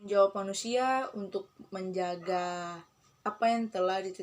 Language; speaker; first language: Indonesian; native; Indonesian